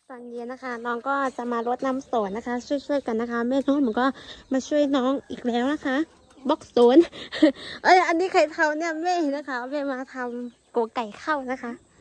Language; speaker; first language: Thai; non-native, local second language; Shan